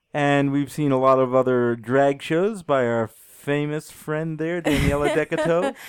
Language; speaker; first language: English; native; English